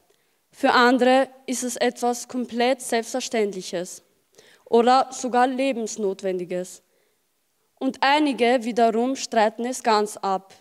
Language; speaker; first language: German; early bilingual, other home language; Albanian